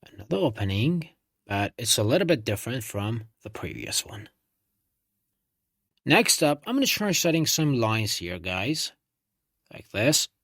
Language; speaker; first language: English; non-native, fluent; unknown